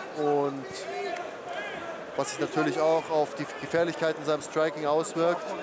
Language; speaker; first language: German; native; German